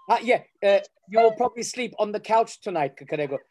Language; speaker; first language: English; early bilingual, other home language; Armenian